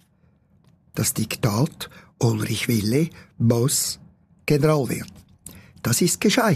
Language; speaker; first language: German; native; German